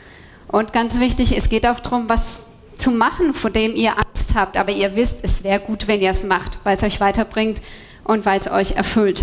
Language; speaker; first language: German; native; German